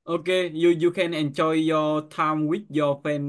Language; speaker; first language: English; non-native, learner; Vietnamese